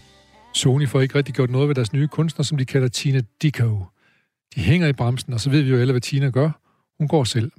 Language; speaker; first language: Danish; native; Danish